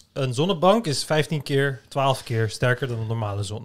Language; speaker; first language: Dutch; native; Dutch